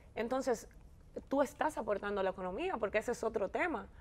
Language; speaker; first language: Spanish; native; Spanish